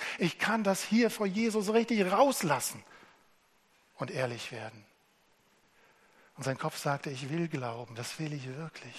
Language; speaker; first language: German; native; German